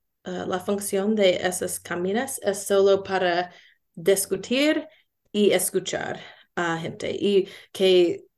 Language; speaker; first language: Spanish; non-native, learner; English